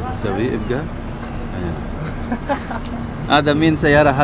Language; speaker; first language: Arabic; non-native, learner; Filipino